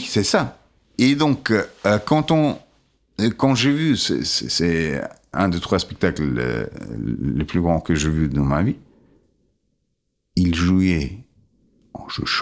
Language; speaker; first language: French; non-native, fluent; Russian